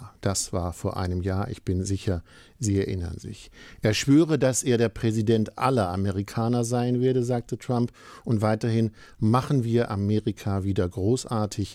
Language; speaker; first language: German; native; German